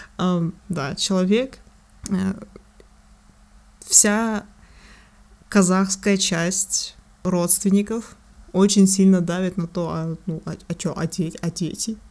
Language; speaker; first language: Russian; native; Russian